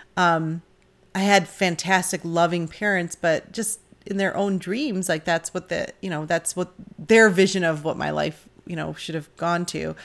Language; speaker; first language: English; native; English